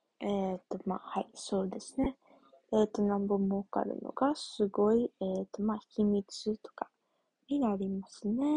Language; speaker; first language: Japanese; non-native, learner; English